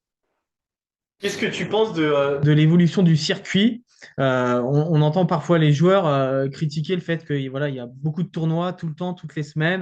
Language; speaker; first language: French; native; French